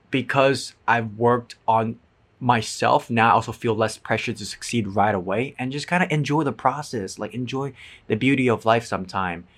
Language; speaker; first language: English; non-native, fluent; Cantonese